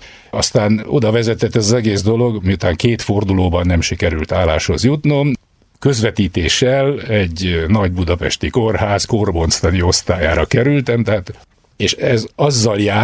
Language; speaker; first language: Hungarian; native; Hungarian